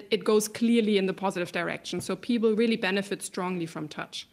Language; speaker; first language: English; non-native, fluent; German